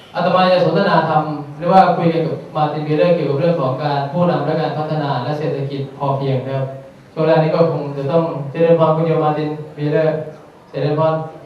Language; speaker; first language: Thai; native; Thai